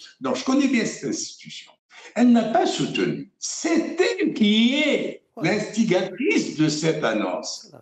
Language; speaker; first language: French; non-native, local second language; Arabic